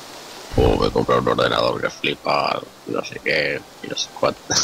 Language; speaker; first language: Spanish; native; Spanish